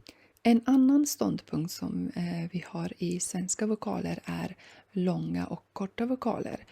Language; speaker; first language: Swedish; non-native, fluent; Persian